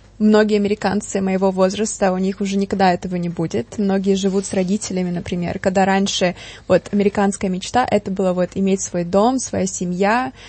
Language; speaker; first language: Russian; early bilingual, heritage; Russian